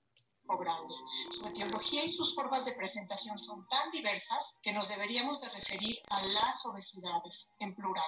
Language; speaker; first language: Spanish; native; Spanish